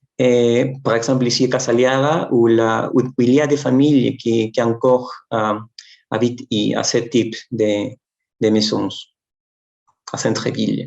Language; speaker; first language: French; non-native, fluent; Spanish